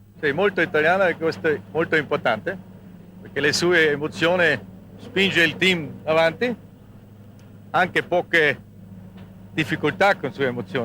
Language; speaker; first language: Italian; non-native, fluent; German